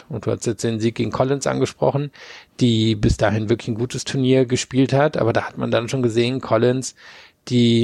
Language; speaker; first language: German; native; German